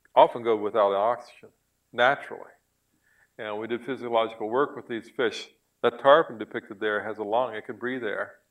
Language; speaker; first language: English; native; English